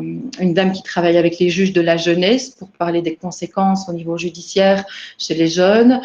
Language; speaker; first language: French; native; French